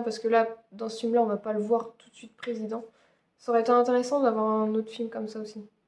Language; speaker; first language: French; native; French